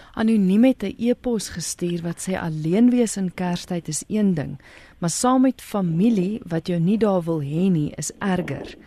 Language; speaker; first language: Afrikaans; native; Afrikaans